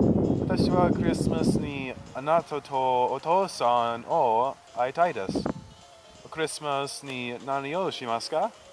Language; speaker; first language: Japanese; non-native, learner; English